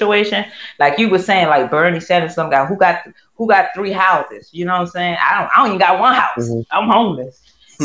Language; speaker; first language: English; native; English